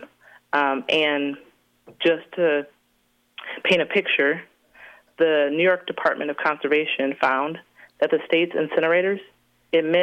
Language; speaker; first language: English; native; English